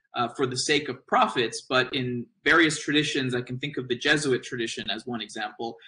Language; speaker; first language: English; native; English